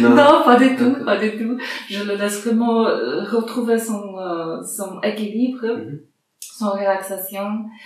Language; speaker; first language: French; non-native, fluent; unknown